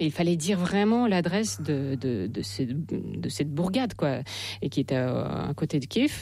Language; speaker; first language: French; non-native, fluent; Russian